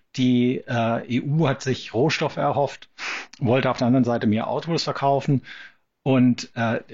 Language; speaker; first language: German; native; German